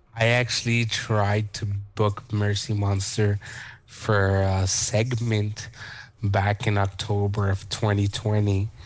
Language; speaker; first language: English; early bilingual, other home language; Spanish